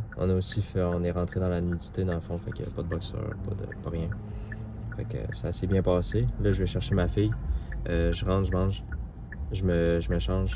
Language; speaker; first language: French; native; French